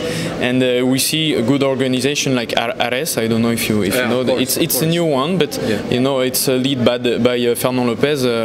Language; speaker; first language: English; non-native, learner; French